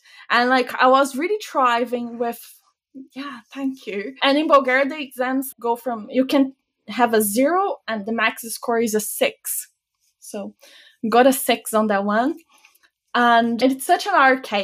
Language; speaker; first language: English; non-native, fluent; Bulgarian